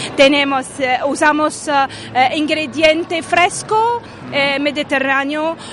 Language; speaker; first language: Spanish; non-native, local second language; Arabic